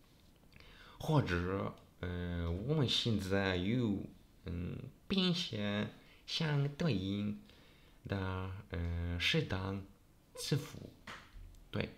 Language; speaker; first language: Chinese; non-native, learner; Polish